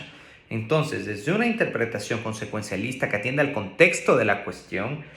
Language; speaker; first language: Spanish; native; Spanish